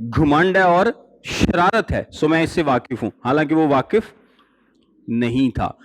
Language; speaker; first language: Urdu; non-native, local second language; Punjabi